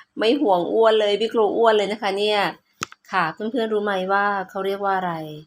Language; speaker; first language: Thai; non-native, local second language; Northern Khmer